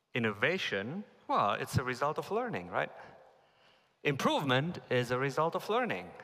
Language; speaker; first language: English; non-native, fluent; German